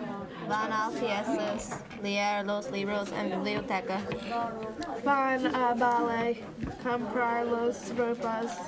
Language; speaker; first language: Spanish; non-native, learner; English